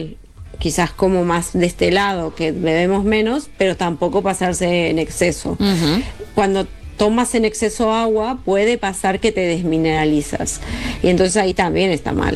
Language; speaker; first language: Spanish; native; Spanish